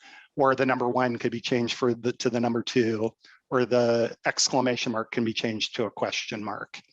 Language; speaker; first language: English; native; English